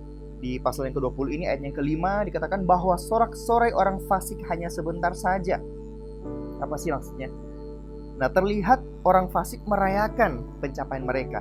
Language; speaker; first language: Indonesian; native; Indonesian